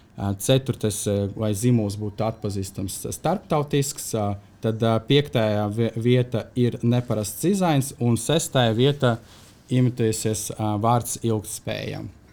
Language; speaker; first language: Latvian; non-native, local second language; Russian